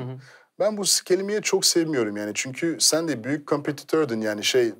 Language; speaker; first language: Turkish; non-native, fluent; French